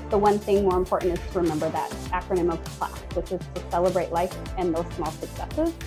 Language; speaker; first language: English; native; English